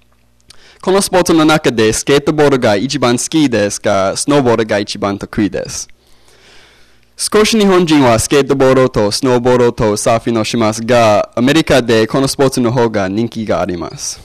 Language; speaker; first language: Japanese; non-native, learner; English